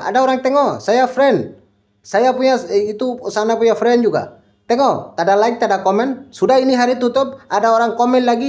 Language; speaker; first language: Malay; non-native, local second language; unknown